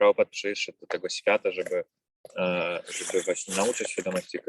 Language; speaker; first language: Polish; native; Polish